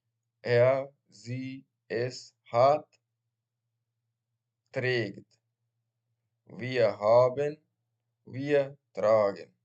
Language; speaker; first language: German; non-native, learner; Baluchi